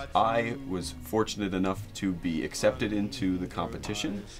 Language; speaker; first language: English; native; English